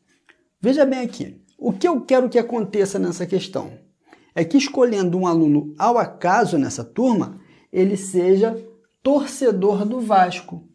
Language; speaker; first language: Portuguese; native; Portuguese